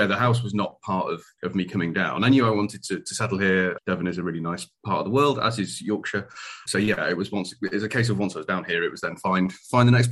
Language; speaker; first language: English; native; English